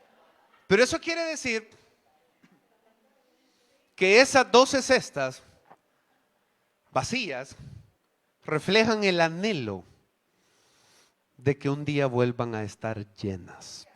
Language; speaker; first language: Spanish; native; Spanish